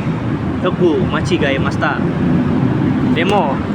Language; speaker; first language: Japanese; non-native, learner; Indonesian